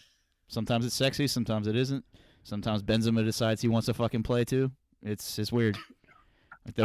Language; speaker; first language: English; native; English